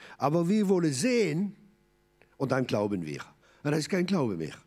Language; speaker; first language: German; non-native, fluent; French